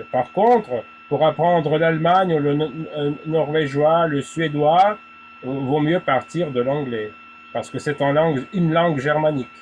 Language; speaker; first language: French; non-native, fluent; Russian